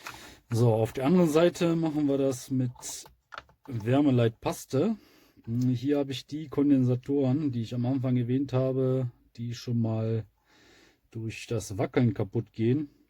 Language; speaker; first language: German; native; German